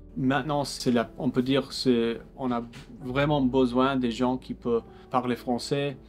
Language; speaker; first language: French; non-native, local second language; English